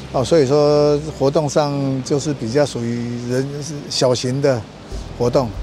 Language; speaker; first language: Chinese; native; Chinese